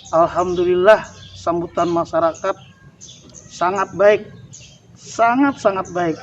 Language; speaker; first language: Indonesian; non-native, local second language; Banjar